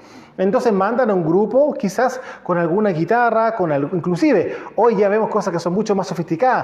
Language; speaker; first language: Spanish; native; Spanish